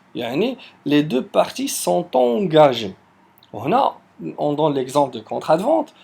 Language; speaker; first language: French; non-native, local second language; Arabic